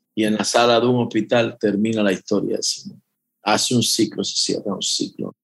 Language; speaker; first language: Spanish; native; Spanish